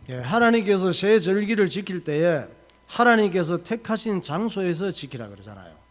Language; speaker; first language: Korean; native; Korean